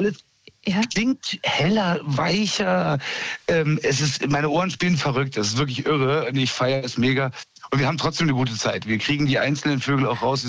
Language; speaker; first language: German; native; German